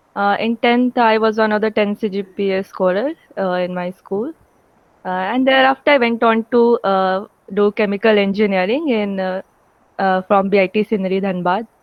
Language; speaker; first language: English; non-native, local second language; Hindi